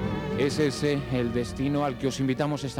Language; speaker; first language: Spanish; native; Spanish